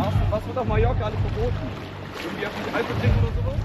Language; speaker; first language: German; native; German